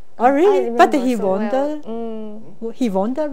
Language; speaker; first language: English; non-native, fluent; Japanese